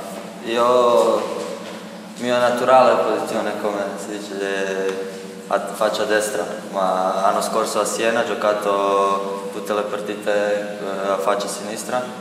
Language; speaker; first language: Italian; non-native, learner; Croatian